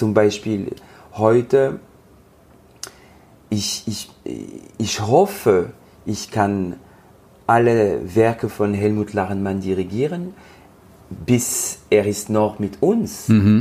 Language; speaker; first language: German; non-native, learner; French